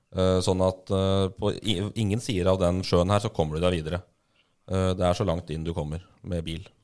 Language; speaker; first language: Norwegian; native; Norwegian